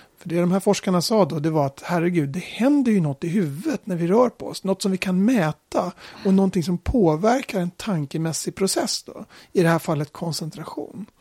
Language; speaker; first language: Swedish; native; Swedish